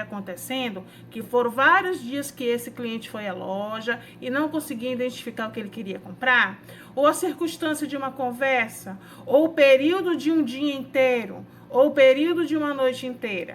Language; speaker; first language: Portuguese; native; Portuguese